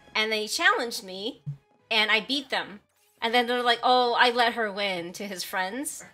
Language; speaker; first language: English; native; English